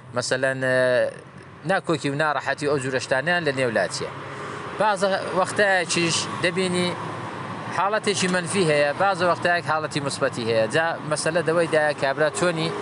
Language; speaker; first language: Central Kurdish; native; Central Kurdish